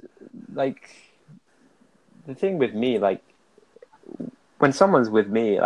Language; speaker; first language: English; native; English